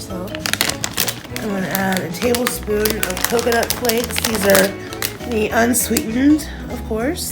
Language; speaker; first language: English; native; English